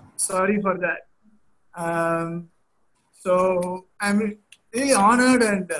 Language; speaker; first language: English; non-native, local second language; Tamil